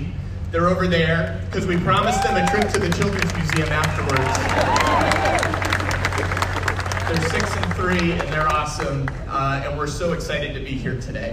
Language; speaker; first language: English; native; English